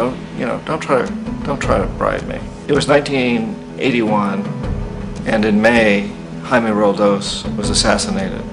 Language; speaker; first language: English; native; English